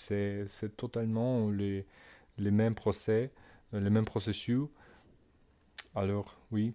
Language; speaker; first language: French; non-native, learner; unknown